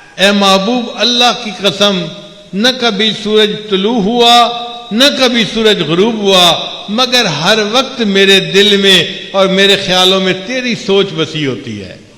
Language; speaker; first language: Urdu; non-native, local second language; Punjabi